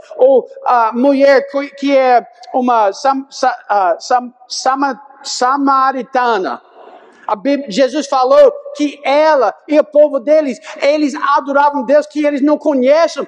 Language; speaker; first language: Portuguese; non-native, fluent; English